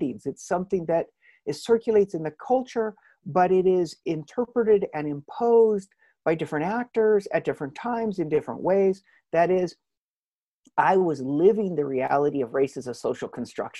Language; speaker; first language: English; native; English